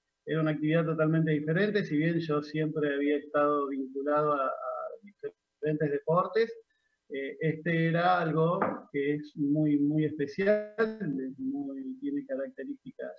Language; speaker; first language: Spanish; native; Spanish